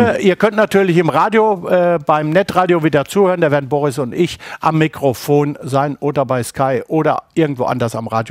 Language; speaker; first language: German; native; German